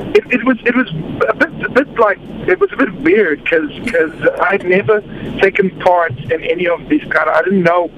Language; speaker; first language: English; non-native, fluent; Portuguese